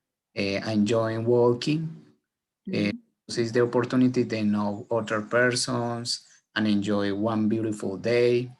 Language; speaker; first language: English; non-native, learner; Spanish